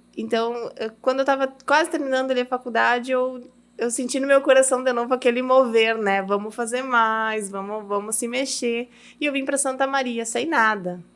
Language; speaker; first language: Portuguese; early bilingual, heritage; Portuguese